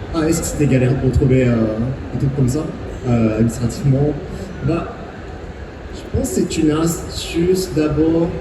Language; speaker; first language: French; non-native, fluent; Japanese